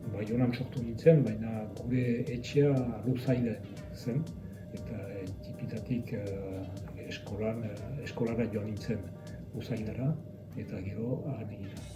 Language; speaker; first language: Basque; non-native, local second language; French